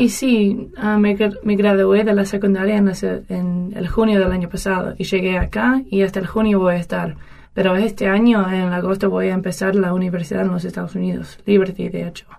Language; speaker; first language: Spanish; non-native, fluent; English